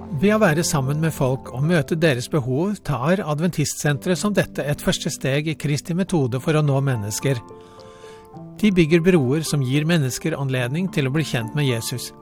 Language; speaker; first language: Norwegian; native; Norwegian